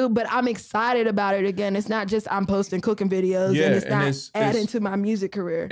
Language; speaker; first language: English; native; English